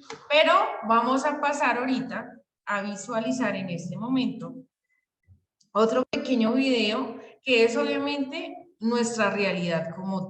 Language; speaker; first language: Spanish; native; Spanish